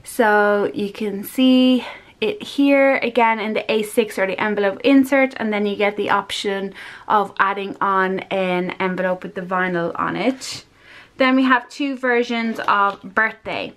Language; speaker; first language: English; native; English